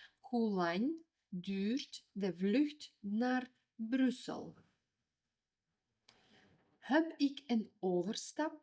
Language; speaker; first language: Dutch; non-native, fluent; Ukrainian